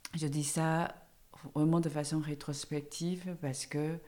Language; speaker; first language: French; non-native, fluent; Chinese